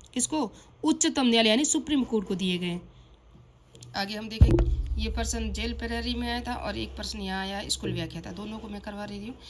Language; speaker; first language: Hindi; native; Hindi